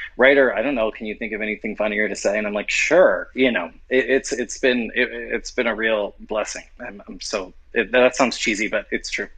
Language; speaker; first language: English; native; English